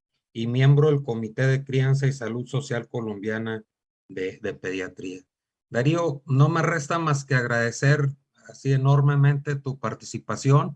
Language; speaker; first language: Spanish; native; Spanish